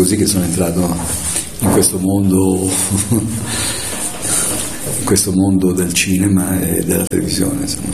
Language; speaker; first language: Italian; native; Italian